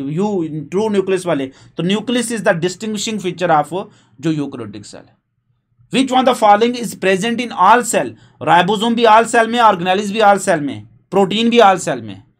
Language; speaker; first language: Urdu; non-native, local second language; Punjabi